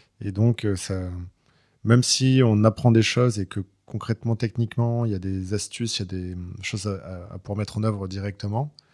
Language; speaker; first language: French; native; French